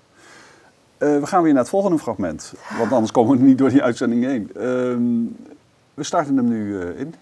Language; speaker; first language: Dutch; native; Dutch